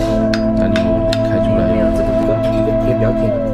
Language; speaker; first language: Chinese; native; Chinese